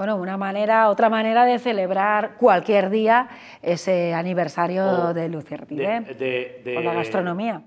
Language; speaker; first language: Spanish; native; Spanish